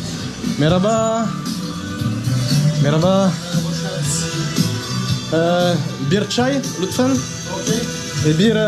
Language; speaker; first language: Turkish; non-native, learner; French